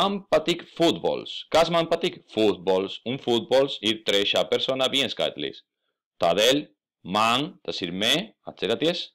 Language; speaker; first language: Latvian; non-native, fluent; Spanish